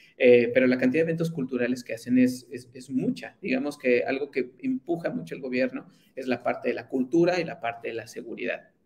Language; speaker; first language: Spanish; native; Spanish